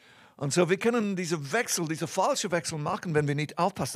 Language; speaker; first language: German; non-native, fluent; English